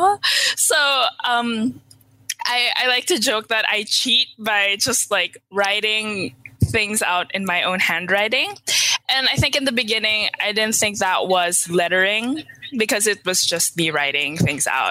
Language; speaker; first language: English; non-native, local second language; Filipino